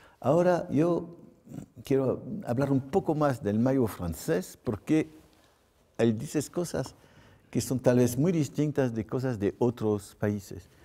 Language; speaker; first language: Spanish; non-native, fluent; French